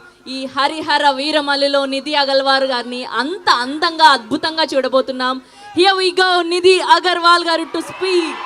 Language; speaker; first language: Telugu; native; Telugu